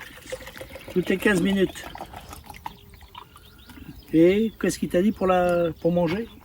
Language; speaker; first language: French; native; French